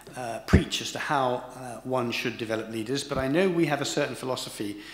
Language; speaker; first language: English; native; English